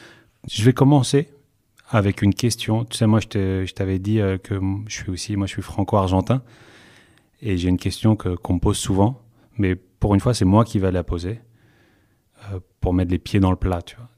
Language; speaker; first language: French; native; French